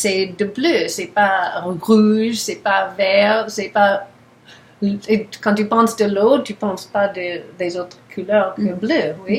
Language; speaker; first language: French; non-native, learner; English